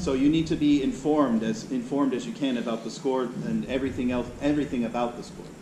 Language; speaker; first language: English; native; English